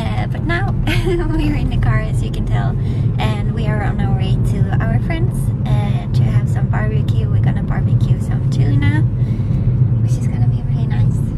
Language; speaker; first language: English; non-native, fluent; Swedish